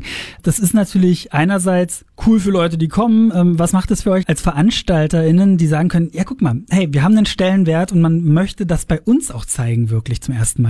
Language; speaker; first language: German; native; German